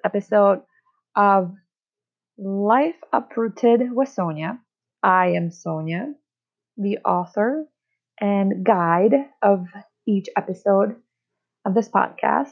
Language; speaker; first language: English; non-native, fluent; Czech